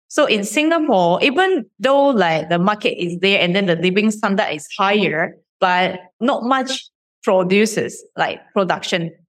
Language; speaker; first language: English; non-native, fluent; Japanese